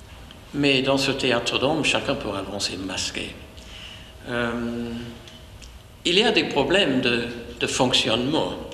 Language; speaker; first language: French; non-native, fluent; English